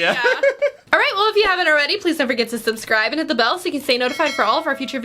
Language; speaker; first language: English; native; English